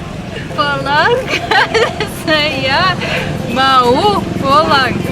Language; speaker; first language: Indonesian; non-native, learner; Russian